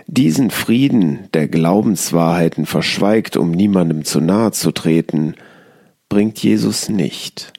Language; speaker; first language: German; native; German